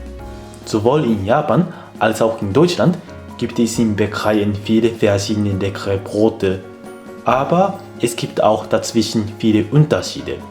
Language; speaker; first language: German; non-native, fluent; Japanese